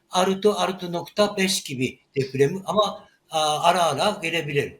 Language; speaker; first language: Turkish; non-native, learner; Japanese